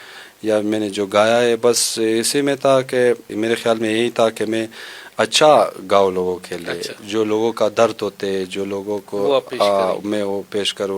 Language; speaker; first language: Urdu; non-native, local second language; Hazaragi